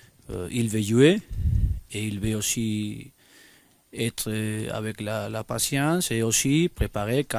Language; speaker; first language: French; non-native, learner; Spanish